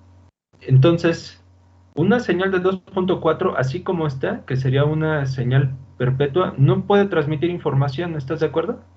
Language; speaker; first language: Spanish; native; Spanish